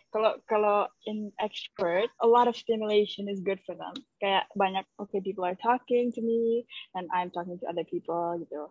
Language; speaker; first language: English; early bilingual, other home language; Indonesian